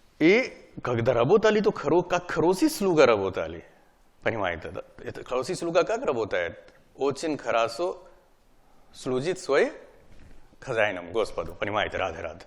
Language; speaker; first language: Russian; non-native, learner; Hindi